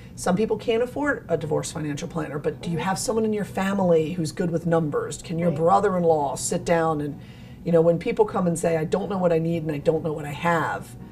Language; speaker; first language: English; native; English